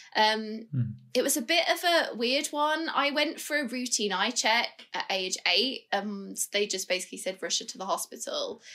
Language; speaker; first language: English; native; English